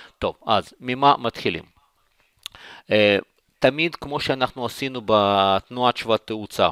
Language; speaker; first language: Hebrew; non-native, fluent; Russian